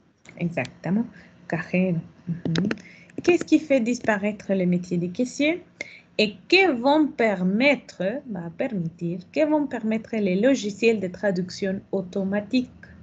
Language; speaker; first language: French; non-native, fluent; Spanish